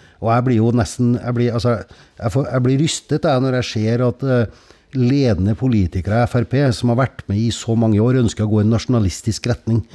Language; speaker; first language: Norwegian; native; Norwegian